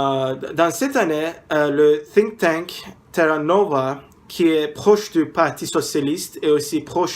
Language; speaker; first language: French; non-native, learner; English